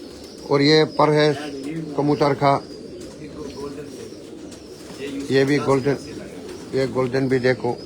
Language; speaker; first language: Hindi; non-native, learner; Arabic